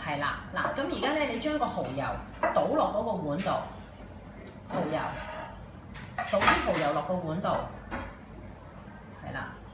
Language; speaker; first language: Cantonese; native; Cantonese